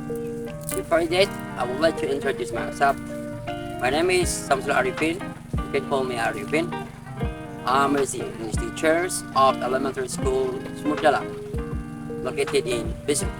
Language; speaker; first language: English; non-native, fluent; Indonesian